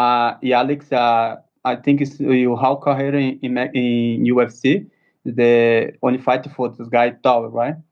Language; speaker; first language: English; non-native, learner; Portuguese